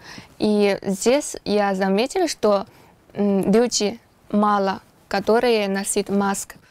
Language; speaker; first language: Russian; non-native, learner; Chinese